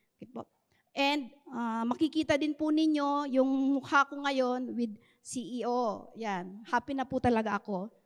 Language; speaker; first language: Filipino; native; Filipino